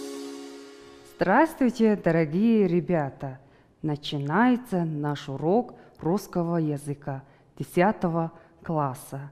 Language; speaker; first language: Russian; non-native, fluent; Mongolian